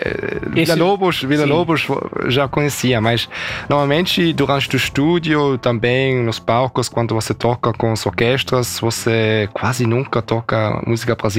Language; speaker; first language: Portuguese; early bilingual, heritage; German